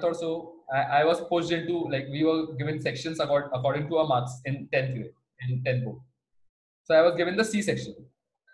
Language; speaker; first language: English; non-native, local second language; Hindi